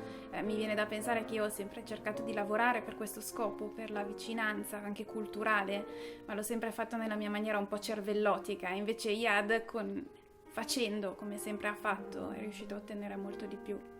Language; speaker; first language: Italian; native; Italian